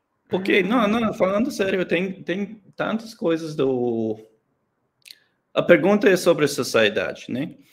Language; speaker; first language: Portuguese; non-native, learner; English